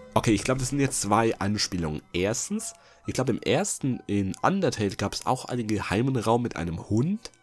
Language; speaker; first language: German; native; German